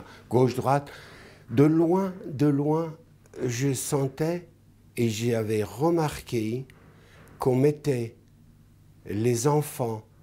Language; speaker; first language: French; non-native, fluent; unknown